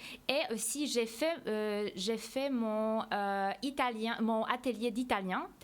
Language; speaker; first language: French; non-native, fluent; Polish